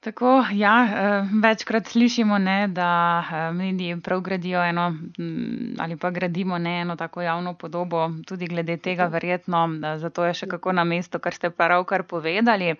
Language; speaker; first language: Slovenian; native; Slovenian